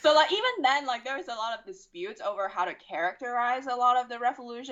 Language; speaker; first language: English; non-native, local second language; Cantonese